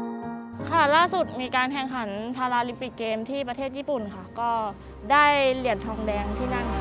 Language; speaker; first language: Thai; native; Thai